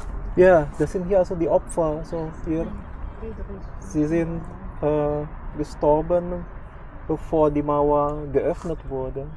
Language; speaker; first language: German; non-native, fluent; Indonesian